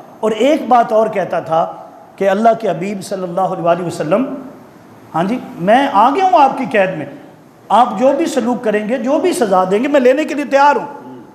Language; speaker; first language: Urdu; non-native, local second language; Punjabi